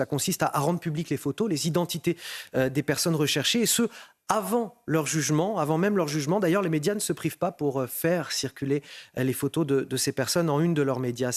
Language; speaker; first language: French; native; French